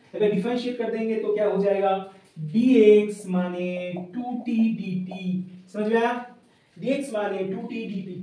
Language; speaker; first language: Hindi; non-native, local second language; Bangla